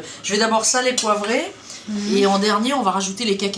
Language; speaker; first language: French; native; French